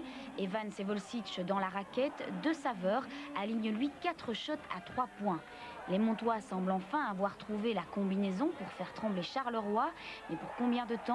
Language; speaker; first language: French; native; French